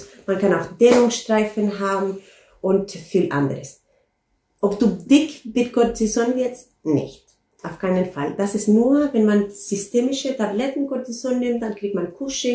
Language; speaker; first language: German; non-native, fluent; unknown